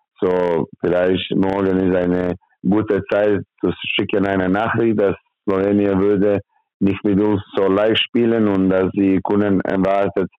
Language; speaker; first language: German; non-native, learner; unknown